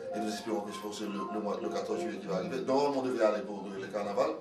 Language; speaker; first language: French; native; French